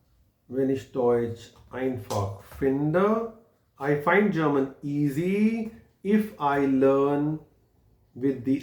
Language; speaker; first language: German; non-native, fluent; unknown